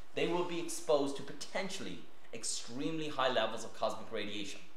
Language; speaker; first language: English; native; English